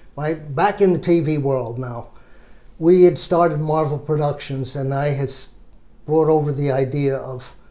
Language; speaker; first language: English; native; English